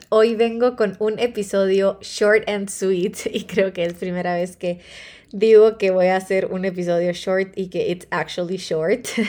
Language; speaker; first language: Spanish; early bilingual, heritage; Spanish